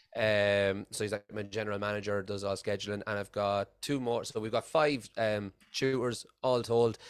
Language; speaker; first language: English; native; English